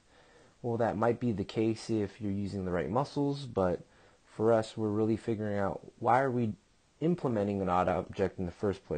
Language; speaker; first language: English; native; English